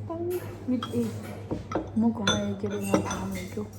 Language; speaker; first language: English; non-native, fluent; Tibetan